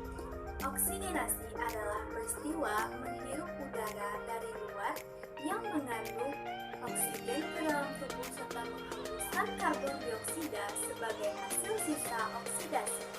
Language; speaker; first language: Indonesian; native; Indonesian